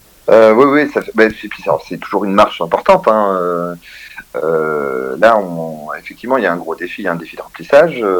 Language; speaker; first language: French; native; French